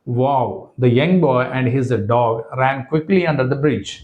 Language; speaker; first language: English; non-native, local second language; Telugu